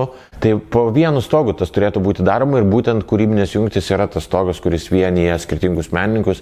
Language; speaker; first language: Lithuanian; native; Lithuanian